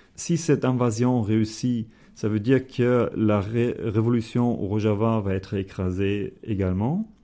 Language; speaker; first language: French; non-native, fluent; German